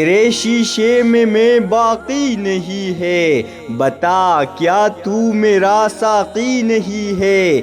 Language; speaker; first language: Urdu; native; Urdu